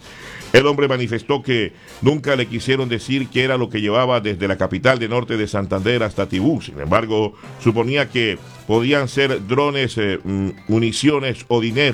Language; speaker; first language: Spanish; native; Spanish